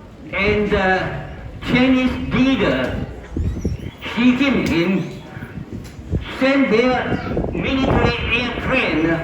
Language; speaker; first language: English; non-native, fluent; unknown